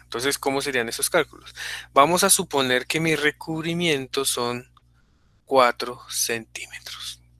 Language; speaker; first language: Spanish; native; Spanish